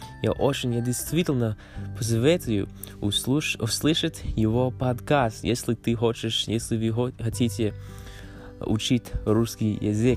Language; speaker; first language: Russian; non-native, learner; English